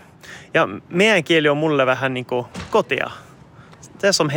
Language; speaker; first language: Finnish; non-native, learner; Swedish